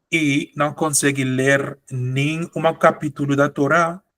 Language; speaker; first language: Portuguese; non-native, fluent; Spanish